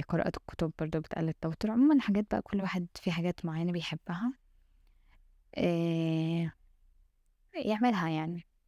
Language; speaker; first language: Arabic; native; Arabic